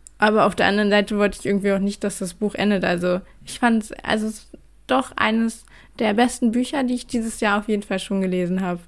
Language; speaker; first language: German; native; German